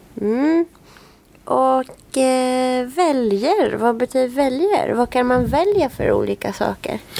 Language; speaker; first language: Swedish; non-native, fluent; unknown